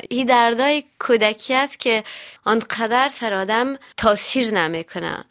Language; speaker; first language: Persian; early bilingual, heritage; Persian